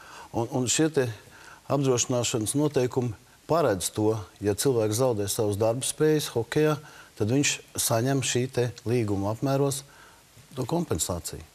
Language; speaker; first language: Latvian; native; Latvian